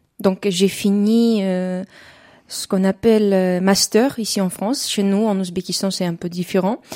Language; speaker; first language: French; non-native, fluent; Uzbek